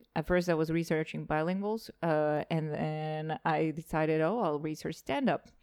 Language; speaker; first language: English; non-native, fluent; Estonian